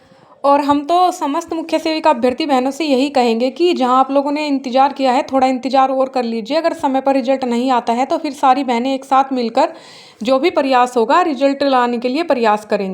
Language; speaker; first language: Hindi; native; Hindi